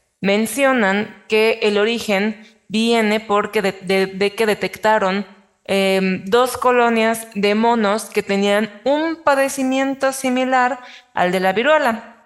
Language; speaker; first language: Spanish; native; Spanish